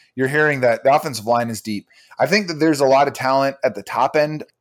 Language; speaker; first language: English; native; English